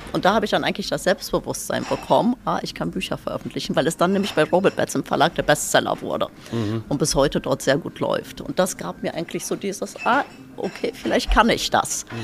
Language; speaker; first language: German; early bilingual, other home language; Polish